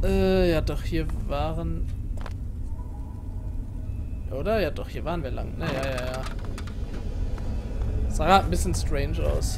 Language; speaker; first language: German; native; German